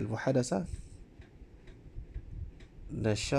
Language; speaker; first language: Arabic; non-native, fluent; Malay